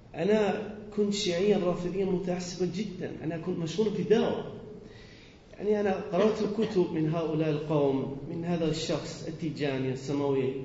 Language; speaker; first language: Arabic; non-native, learner; Persian